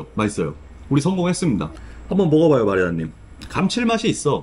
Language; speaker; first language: Korean; native; Korean